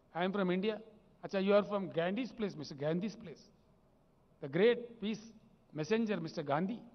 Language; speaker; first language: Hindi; non-native, local second language; Telugu